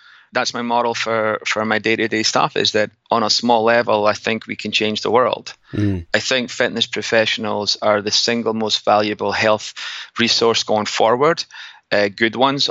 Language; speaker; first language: English; native; English